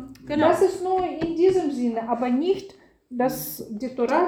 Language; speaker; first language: German; non-native, learner; Russian